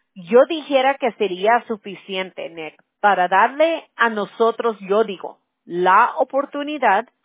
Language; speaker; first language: Spanish; early bilingual, heritage; Spanish